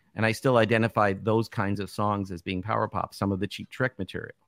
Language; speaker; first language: English; native; English